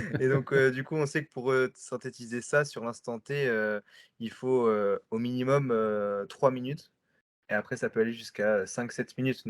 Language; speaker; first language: French; native; French